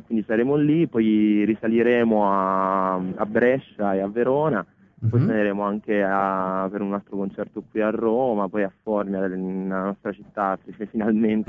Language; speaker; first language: Italian; native; Italian